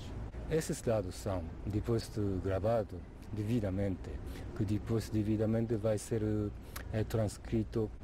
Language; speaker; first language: Portuguese; non-native, fluent; Japanese